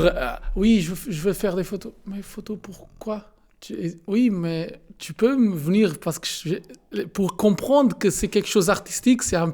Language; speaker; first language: French; non-native, learner; Portuguese